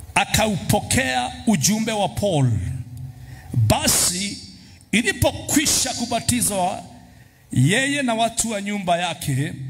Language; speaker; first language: Swahili; non-native, local second language; Kikuyu